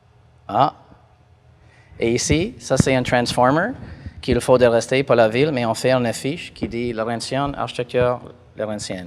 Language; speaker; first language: French; non-native, fluent; English